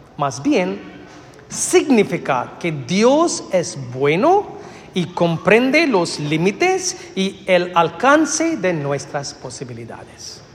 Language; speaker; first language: Spanish; non-native, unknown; Malayalam